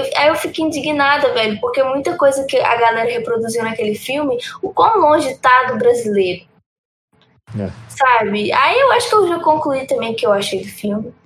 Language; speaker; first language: Portuguese; early bilingual, heritage; Portuguese